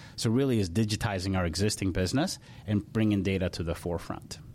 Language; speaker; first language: English; early bilingual, other home language; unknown